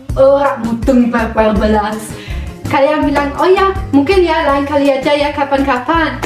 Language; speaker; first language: Indonesian; non-native, fluent; German